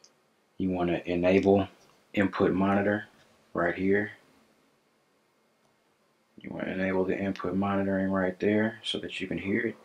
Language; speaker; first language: English; native; English